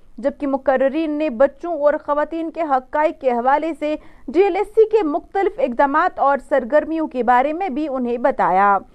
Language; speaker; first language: Urdu; non-native, local second language; Kashmiri